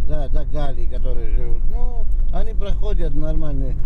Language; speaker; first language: Russian; non-native, fluent; Georgian